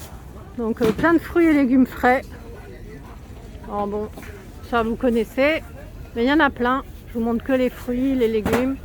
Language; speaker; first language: French; native; French